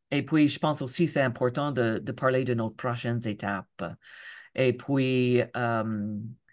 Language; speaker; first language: French; non-native, local second language; English